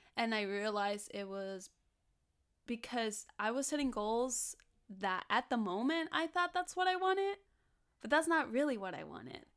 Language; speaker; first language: English; early bilingual, other home language; Spanish